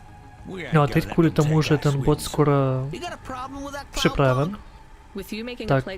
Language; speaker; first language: Czech; non-native, local second language; Ukrainian